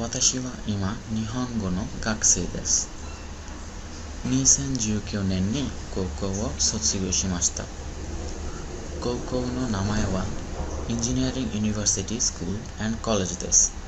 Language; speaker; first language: Japanese; non-native, learner; Bangla